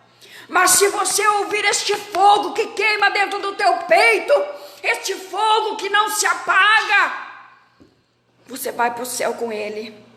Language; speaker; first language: Portuguese; native; Portuguese